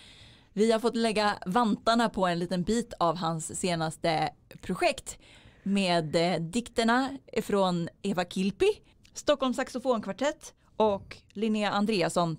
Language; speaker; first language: Swedish; native; Swedish